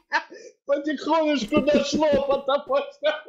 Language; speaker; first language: Russian; non-native, fluent; Arabic